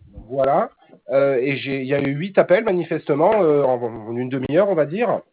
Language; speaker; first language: French; native; French